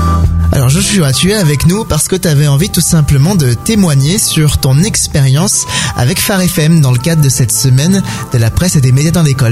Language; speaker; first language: French; native; French